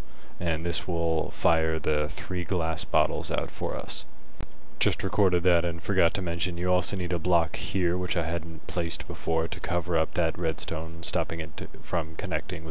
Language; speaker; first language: English; native; English